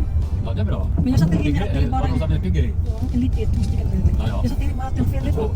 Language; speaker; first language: Swedish; non-native, learner; Filipino